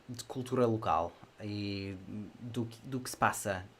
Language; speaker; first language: Portuguese; non-native, fluent; English